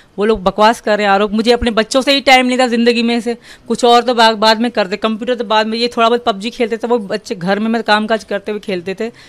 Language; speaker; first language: Urdu; non-native, local second language; Sindhi